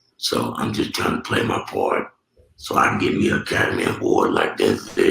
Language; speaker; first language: English; native; English